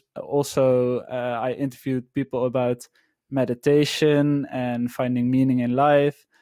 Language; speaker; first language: English; non-native, fluent; Dutch